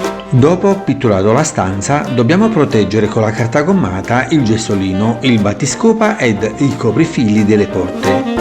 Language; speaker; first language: Italian; native; Italian